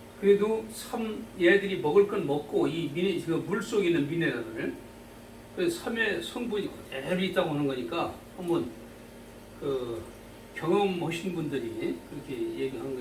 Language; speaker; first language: Korean; native; Korean